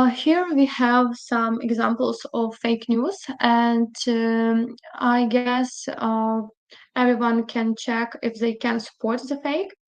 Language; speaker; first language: English; non-native, fluent; Ukrainian